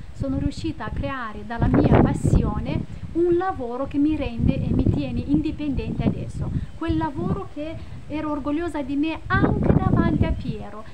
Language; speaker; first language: Italian; non-native, fluent; Romanian